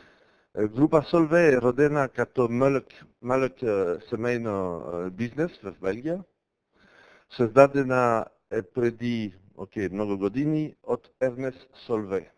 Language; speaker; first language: Bulgarian; non-native, learner; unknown